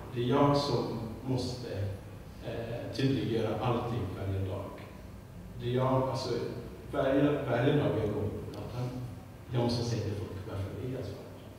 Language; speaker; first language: Swedish; non-native, fluent; Arabic